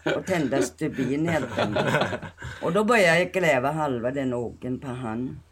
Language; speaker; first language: Swedish; non-native, fluent; Thai